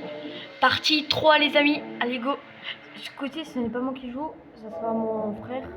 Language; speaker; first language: French; native; French